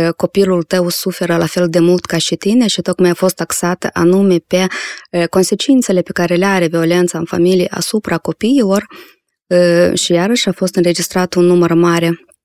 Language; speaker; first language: Romanian; native; Romanian